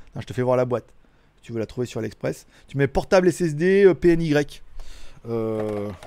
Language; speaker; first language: French; native; French